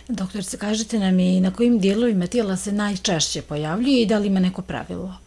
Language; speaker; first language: Croatian; native; Croatian